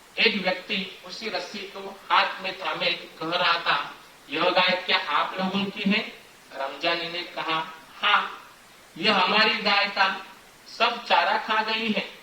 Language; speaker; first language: Hindi; non-native, local second language; Marathi